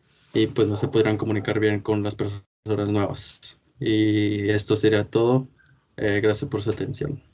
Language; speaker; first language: Spanish; native; Spanish